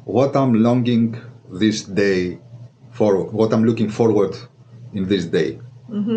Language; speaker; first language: English; non-native, fluent; Greek